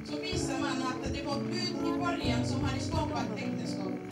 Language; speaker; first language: Swedish; non-native, fluent; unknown